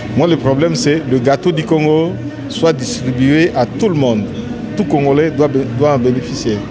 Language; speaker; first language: French; non-native, local second language; Lingala